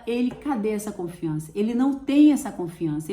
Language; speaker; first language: Portuguese; native; Portuguese